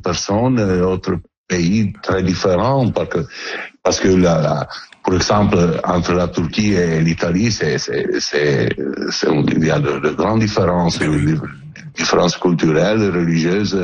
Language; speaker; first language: French; non-native, learner; Italian